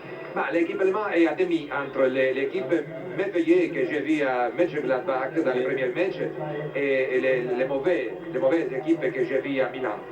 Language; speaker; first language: French; non-native, fluent; Italian